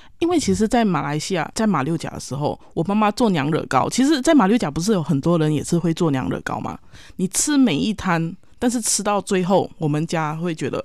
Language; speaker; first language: Chinese; native; Chinese